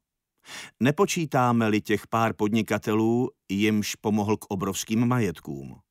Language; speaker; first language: Czech; native; Czech